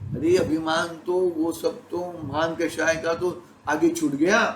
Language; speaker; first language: Hindi; non-native, local second language; Gujarati